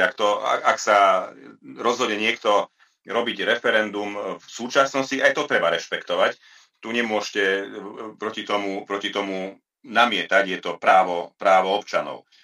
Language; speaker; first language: Slovak; non-native, local second language; Hungarian